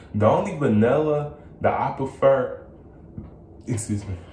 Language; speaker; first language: English; native; English